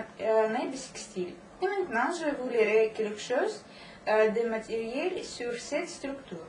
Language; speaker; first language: French; non-native, learner; Russian